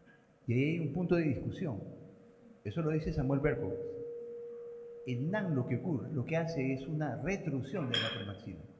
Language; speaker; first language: Spanish; native; Spanish